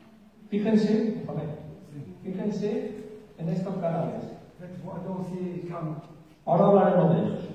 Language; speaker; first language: Spanish; native; Spanish